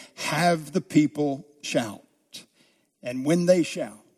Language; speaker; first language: English; native; English